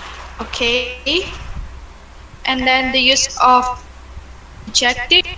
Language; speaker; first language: English; non-native, learner; Indonesian